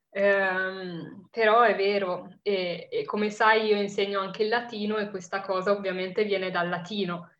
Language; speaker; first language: Italian; native; Italian